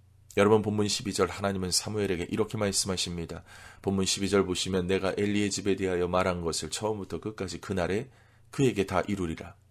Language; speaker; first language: Korean; native; Korean